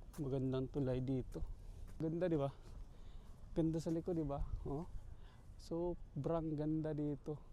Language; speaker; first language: Filipino; native; Filipino